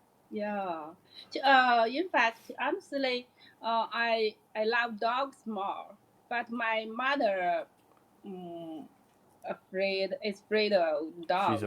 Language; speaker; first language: English; non-native, learner; Chinese